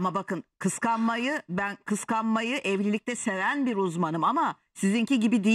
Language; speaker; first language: Turkish; native; Turkish